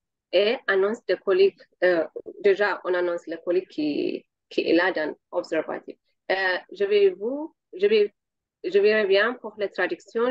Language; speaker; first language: French; non-native, learner; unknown